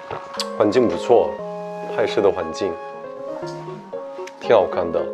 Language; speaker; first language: Chinese; non-native, fluent; Korean